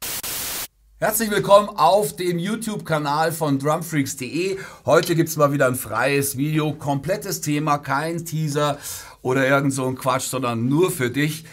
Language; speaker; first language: German; native; German